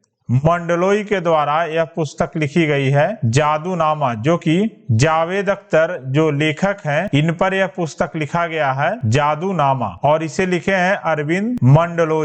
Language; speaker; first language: Hindi; native; Hindi